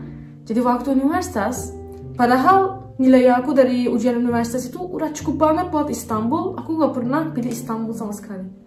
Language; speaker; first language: Indonesian; non-native, fluent; Turkish